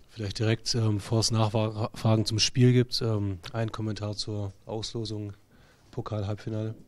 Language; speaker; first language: German; native; German